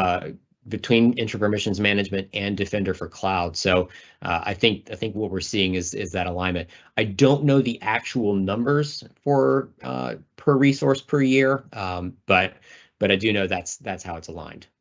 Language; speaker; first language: English; native; English